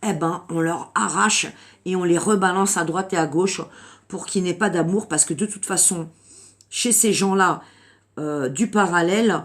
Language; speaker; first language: French; native; French